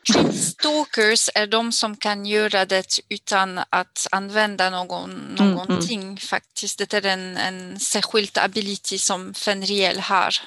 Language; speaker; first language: Swedish; non-native, fluent; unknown